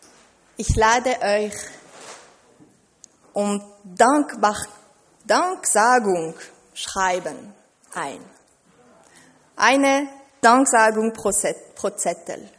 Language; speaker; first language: German; non-native, fluent; French